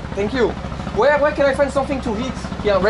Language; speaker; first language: English; non-native, learner; French